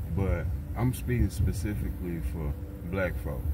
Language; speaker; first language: English; native; English